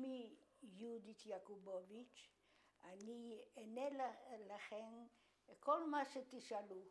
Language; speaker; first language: Hebrew; non-native, fluent; Polish